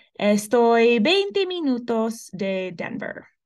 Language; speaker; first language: Spanish; non-native, fluent; English